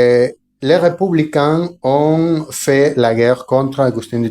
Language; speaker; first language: French; non-native, fluent; Spanish